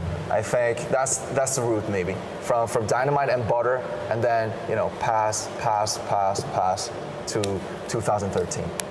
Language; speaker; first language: English; non-native, fluent; Korean